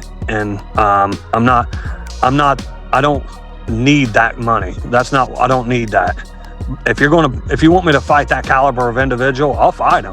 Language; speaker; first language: English; native; English